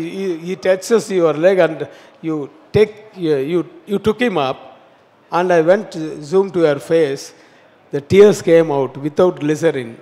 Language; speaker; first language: Telugu; non-native, learner; Tamil